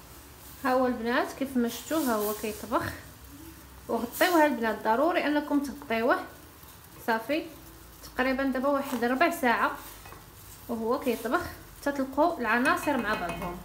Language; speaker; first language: Arabic; native; Arabic